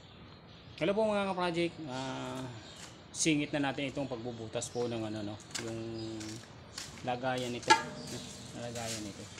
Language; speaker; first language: Filipino; native; Filipino